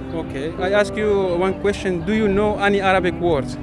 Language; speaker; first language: English; non-native, learner; Arabic